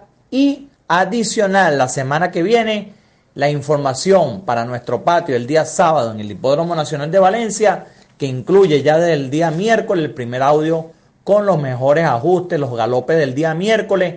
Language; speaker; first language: Spanish; native; Spanish